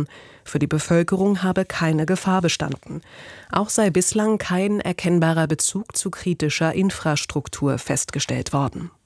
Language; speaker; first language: German; native; German